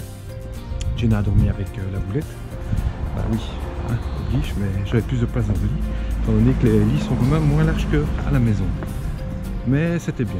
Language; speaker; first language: French; native; French